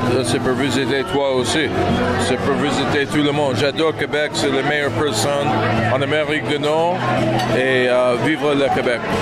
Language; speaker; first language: French; non-native, learner; English